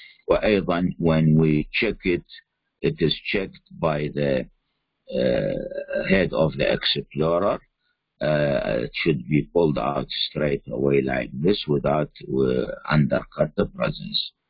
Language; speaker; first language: English; non-native, fluent; Arabic